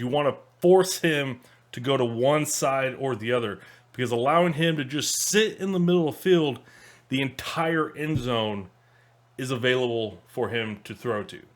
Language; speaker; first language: English; native; English